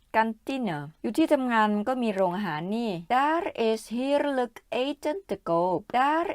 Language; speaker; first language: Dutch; non-native, learner; Thai